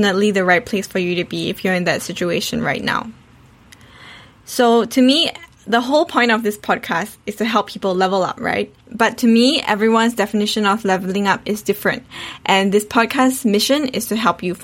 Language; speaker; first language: English; native; English